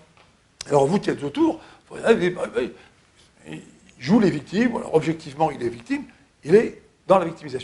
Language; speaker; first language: French; native; French